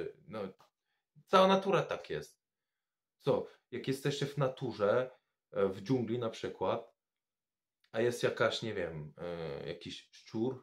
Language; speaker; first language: Polish; non-native, fluent; French